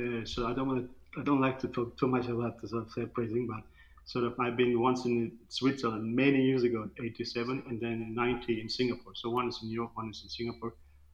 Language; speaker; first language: English; non-native, fluent; Turkish